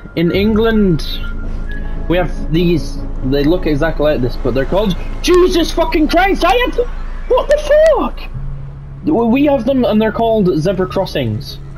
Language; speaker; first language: English; native; English